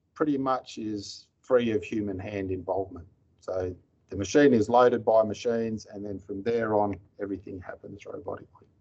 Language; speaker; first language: English; native; English